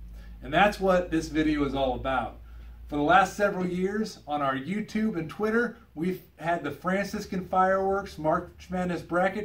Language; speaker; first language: English; native; English